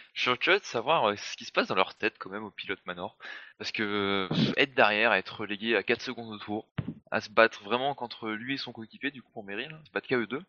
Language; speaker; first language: French; native; French